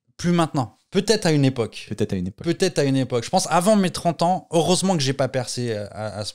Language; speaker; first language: French; native; French